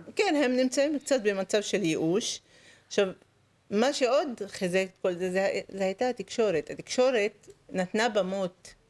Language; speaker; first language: Hebrew; native; Hebrew